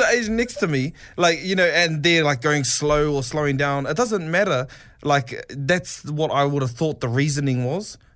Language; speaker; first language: English; non-native, local second language; Māori